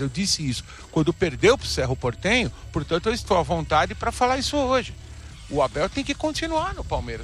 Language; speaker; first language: Portuguese; native; Portuguese